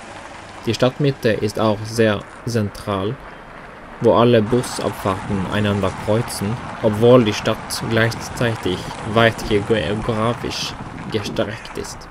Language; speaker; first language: German; non-native, learner; Norwegian